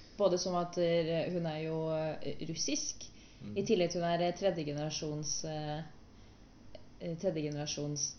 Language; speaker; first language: Norwegian; native; Norwegian